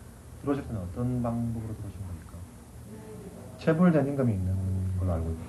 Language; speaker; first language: Korean; native; Korean